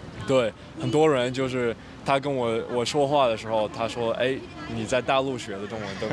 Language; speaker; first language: Chinese; non-native, fluent; English